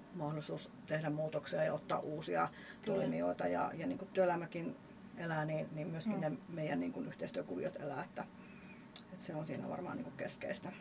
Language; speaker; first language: Finnish; native; Finnish